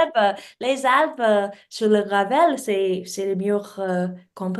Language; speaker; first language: French; non-native, learner; English